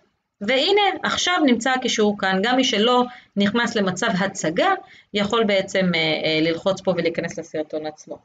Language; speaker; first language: Hebrew; native; Hebrew